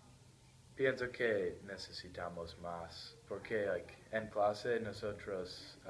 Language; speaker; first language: Spanish; non-native, learner; English